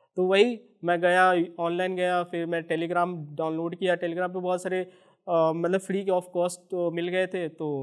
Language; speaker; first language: Hindi; native; Hindi